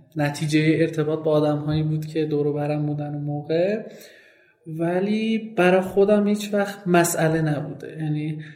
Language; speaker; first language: Persian; non-native, local second language; Kurdish